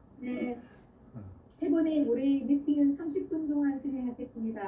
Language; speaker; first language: Korean; non-native, fluent; Vietnamese